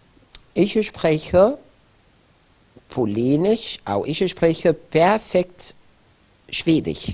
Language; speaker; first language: German; non-native, fluent; Arabic